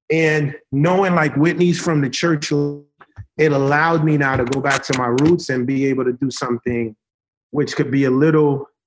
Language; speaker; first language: English; early bilingual, other home language; Haitian Creole